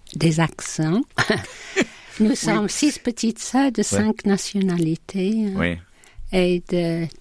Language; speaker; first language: French; non-native, fluent; English